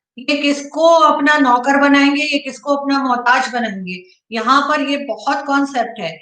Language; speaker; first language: Urdu; native; Urdu